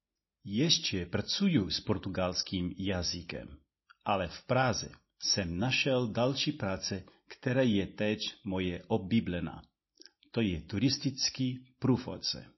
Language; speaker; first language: Czech; non-native, learner; Portuguese